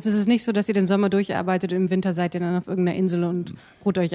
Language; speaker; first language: German; native; German